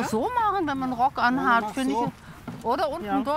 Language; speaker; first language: German; native; German